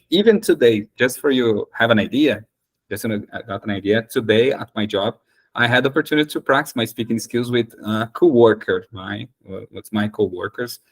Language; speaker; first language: English; non-native, fluent; Portuguese